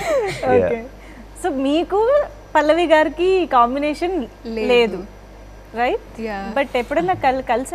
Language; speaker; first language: Telugu; native; Telugu